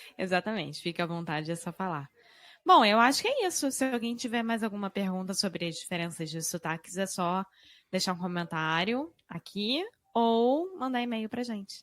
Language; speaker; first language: Portuguese; native; Portuguese